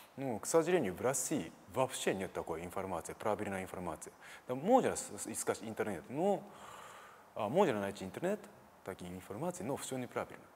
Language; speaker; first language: Russian; non-native, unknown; Japanese